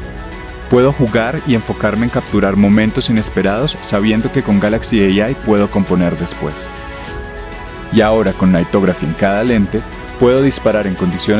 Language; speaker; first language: Spanish; native; Spanish